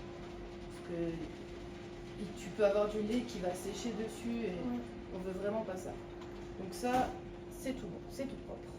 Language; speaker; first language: French; native; French